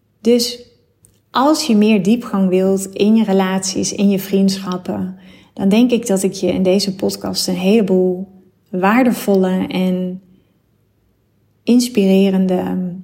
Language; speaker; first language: Dutch; native; Dutch